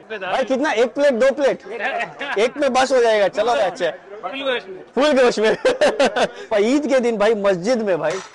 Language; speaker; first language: Hindi; non-native, local second language; Urdu